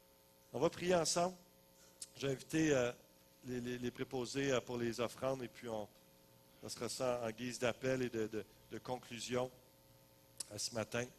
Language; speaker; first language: French; native; French